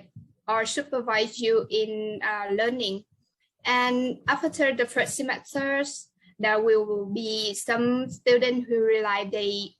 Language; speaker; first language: English; non-native, learner; Vietnamese